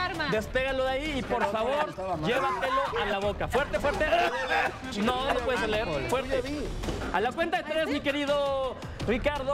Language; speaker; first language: Spanish; native; Spanish